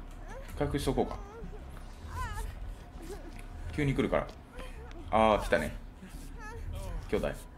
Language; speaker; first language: Japanese; native; Japanese